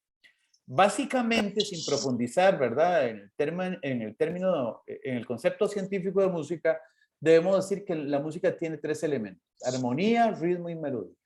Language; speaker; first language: Spanish; native; Spanish